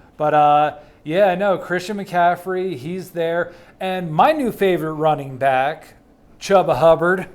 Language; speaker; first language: English; native; English